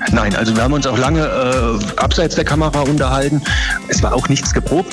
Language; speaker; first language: German; native; German